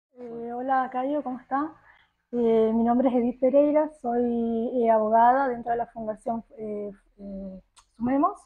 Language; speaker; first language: Spanish; native; Spanish